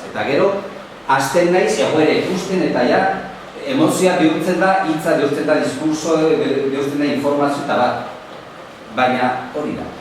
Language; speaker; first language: Basque; native; Basque